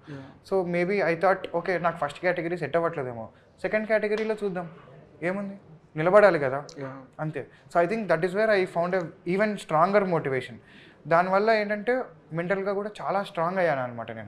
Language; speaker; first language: Telugu; native; Telugu